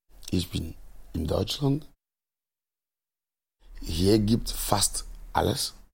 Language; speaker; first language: German; non-native, fluent; Ewe